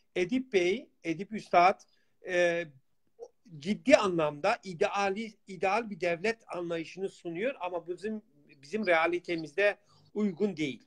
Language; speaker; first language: Turkish; non-native, local second language; Kurdish